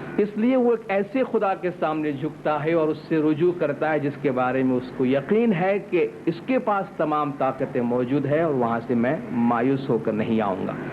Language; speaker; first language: Urdu; non-native, local second language; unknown